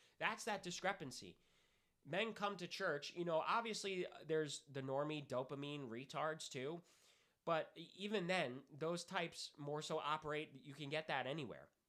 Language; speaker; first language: English; native; English